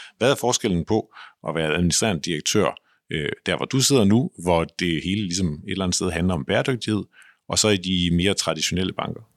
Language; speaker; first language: Danish; native; Danish